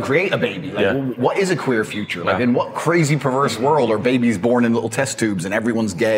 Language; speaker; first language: English; native; English